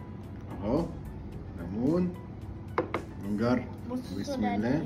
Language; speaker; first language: Arabic; native; Arabic